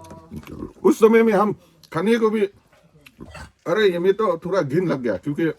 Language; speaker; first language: Hindi; non-native, local second language; Khasi